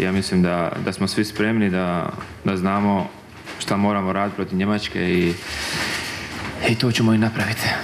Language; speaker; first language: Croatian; early bilingual, heritage; Croatian